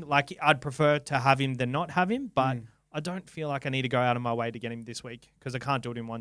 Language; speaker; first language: English; native; English